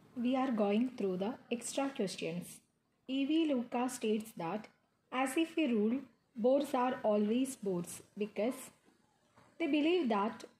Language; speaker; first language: English; non-native, local second language; Malayalam